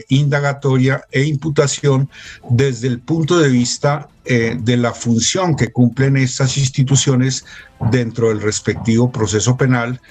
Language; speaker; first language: Spanish; native; Spanish